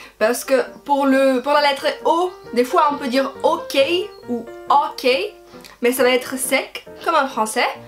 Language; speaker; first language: French; non-native, fluent; Portuguese